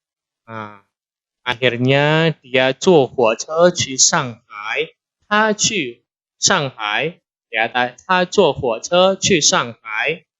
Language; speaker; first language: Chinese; non-native, fluent; Indonesian